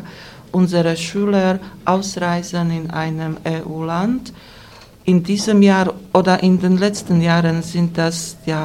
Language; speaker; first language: German; non-native, fluent; Slovak